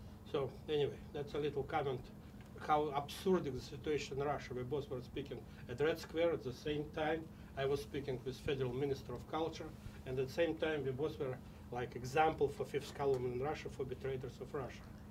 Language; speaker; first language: English; non-native, fluent; Russian